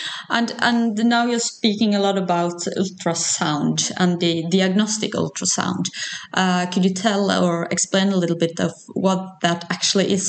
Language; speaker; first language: English; non-native, fluent; Norwegian